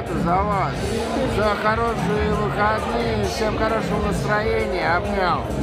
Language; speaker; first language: Russian; native; Russian